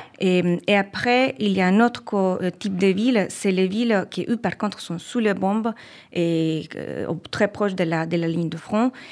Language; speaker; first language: French; non-native, fluent; Spanish